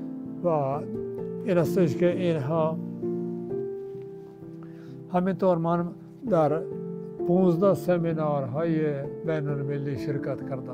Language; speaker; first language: Persian; non-native, fluent; Urdu